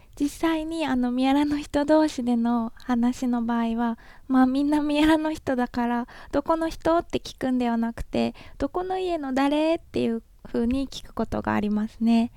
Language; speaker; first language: Japanese; native; Japanese